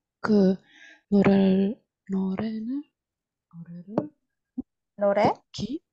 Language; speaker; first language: Korean; non-native, learner; Indonesian